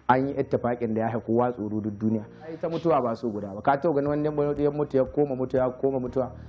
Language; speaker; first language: Hausa; native; Hausa